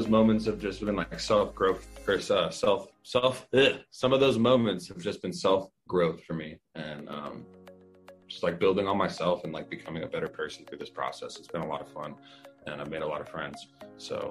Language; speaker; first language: English; native; English